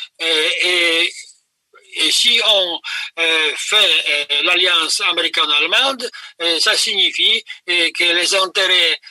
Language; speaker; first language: French; non-native, fluent; Polish